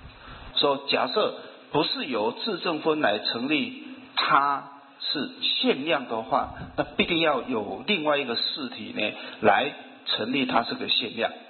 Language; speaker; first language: Chinese; native; Chinese